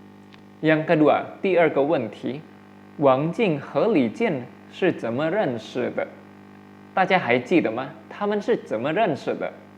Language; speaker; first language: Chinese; non-native, fluent; Indonesian